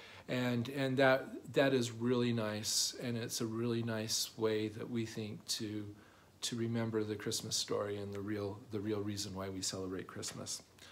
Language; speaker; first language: English; native; English